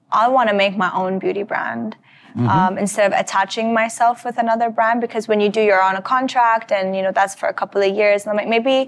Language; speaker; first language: English; native; English